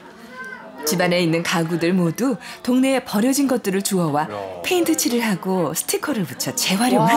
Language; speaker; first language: Korean; native; Korean